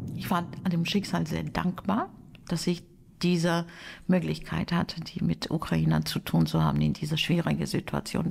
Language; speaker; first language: German; non-native, fluent; Russian